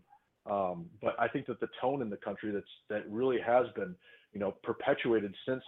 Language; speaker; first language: English; native; English